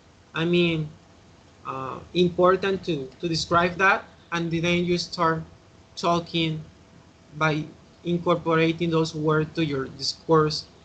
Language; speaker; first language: English; non-native, fluent; Spanish